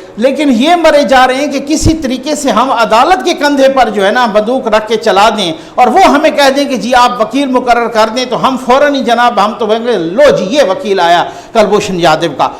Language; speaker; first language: Urdu; native; Urdu